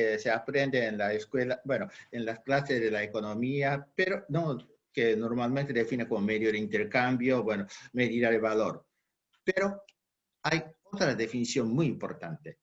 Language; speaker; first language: Spanish; non-native, fluent; Japanese